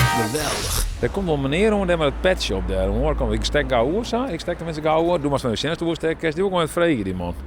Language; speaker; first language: Dutch; non-native, local second language; Western Frisian